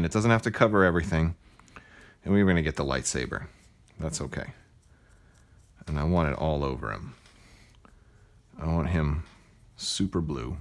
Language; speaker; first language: English; native; English